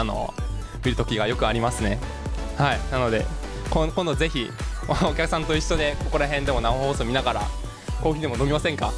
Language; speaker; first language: Japanese; early bilingual, heritage; Japanese